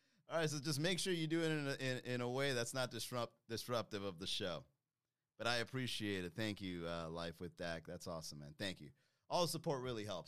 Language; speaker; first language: English; native; English